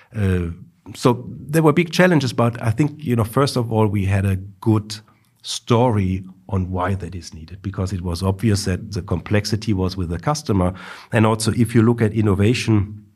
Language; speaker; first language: English; non-native, fluent; German